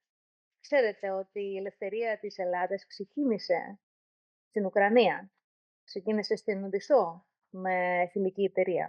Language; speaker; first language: Greek; non-native, learner; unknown